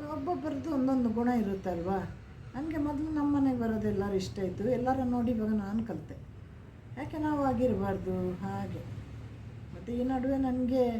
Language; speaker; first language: Kannada; non-native, local second language; Malayalam